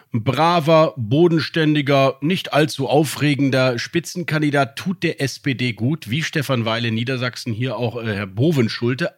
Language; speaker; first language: German; native; German